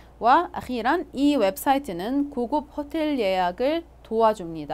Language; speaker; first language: Korean; non-native, fluent; Arabic